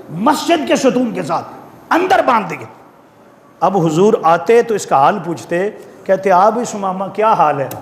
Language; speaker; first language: Urdu; non-native, local second language; Punjabi